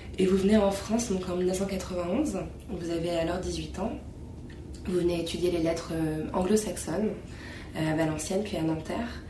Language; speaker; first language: French; native; French